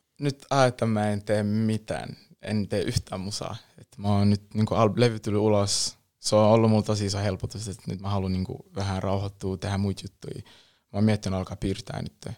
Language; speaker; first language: Finnish; early bilingual, other home language; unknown